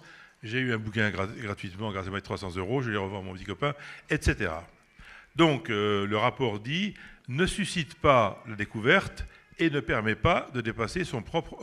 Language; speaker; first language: French; native; French